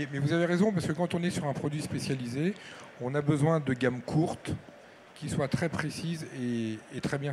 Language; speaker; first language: French; native; French